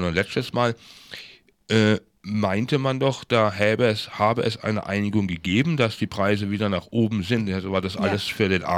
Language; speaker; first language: German; native; German